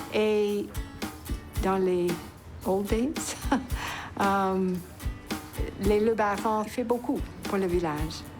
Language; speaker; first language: French; non-native, local second language; English